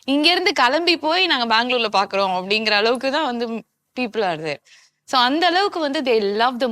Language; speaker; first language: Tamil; native; Tamil